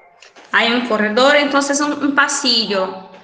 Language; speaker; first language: Spanish; non-native, fluent; Portuguese